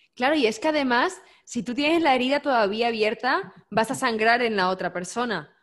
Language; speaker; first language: Spanish; native; Spanish